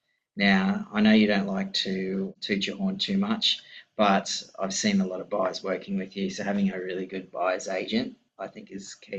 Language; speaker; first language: English; native; English